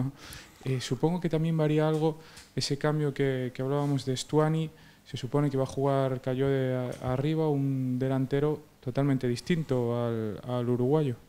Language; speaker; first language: Spanish; native; Spanish